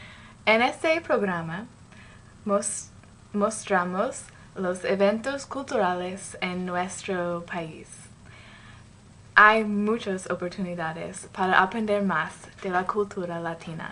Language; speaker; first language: Spanish; non-native, learner; English